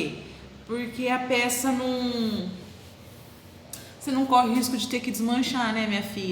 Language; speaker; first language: Portuguese; native; Portuguese